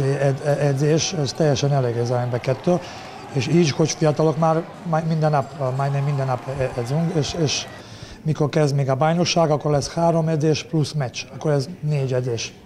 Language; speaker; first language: Hungarian; non-native, learner; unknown